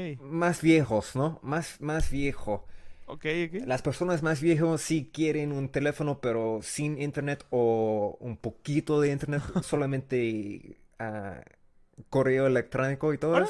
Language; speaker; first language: Spanish; non-native, learner; English